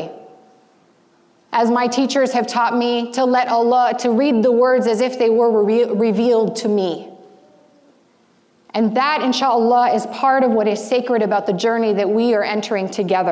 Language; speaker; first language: English; native; English